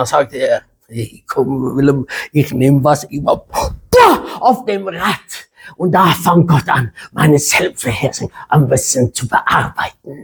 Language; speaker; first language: German; non-native, fluent; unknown